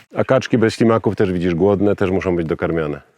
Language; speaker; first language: Polish; native; Polish